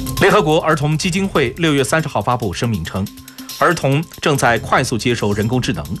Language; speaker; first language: Chinese; native; Chinese